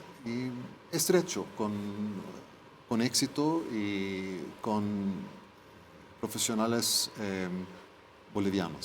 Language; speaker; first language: Spanish; non-native, fluent; Swedish